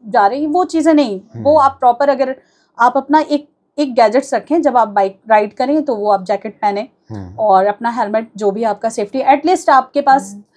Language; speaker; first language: Urdu; native; Urdu